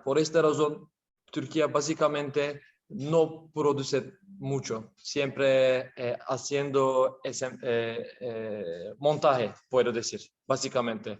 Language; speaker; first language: Spanish; non-native, learner; Turkish